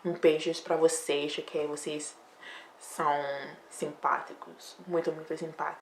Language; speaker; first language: Portuguese; non-native, learner; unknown